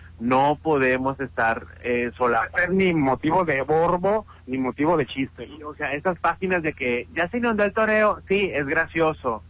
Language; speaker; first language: Spanish; native; Spanish